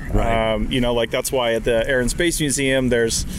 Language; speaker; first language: English; native; English